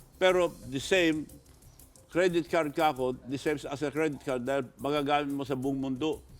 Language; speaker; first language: Filipino; non-native, local second language; Iloko